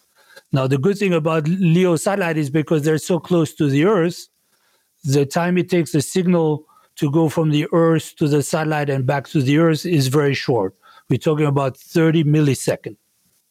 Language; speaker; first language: English; non-native, fluent; French